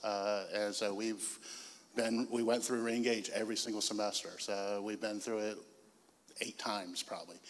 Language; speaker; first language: English; native; English